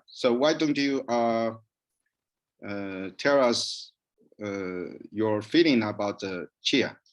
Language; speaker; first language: English; non-native, learner; Chinese